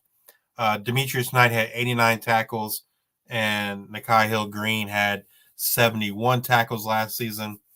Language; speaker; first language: English; native; English